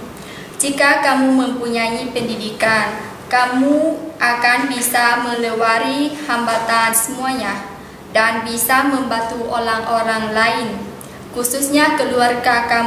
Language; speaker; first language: Indonesian; non-native, learner; Lao